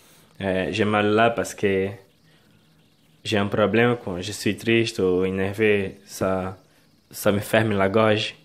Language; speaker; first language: French; non-native, learner; Portuguese